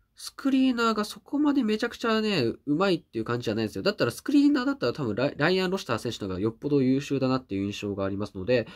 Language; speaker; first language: Japanese; native; Japanese